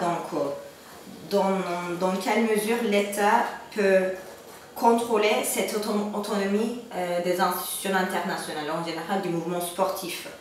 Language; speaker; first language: French; non-native, fluent; Turkish